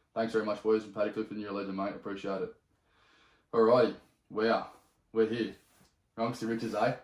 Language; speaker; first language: English; native; English